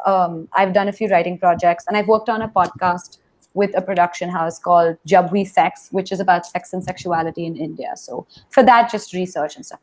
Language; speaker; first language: English; non-native, local second language; Hindi